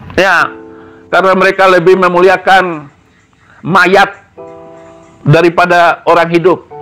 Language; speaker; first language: Indonesian; non-native, local second language; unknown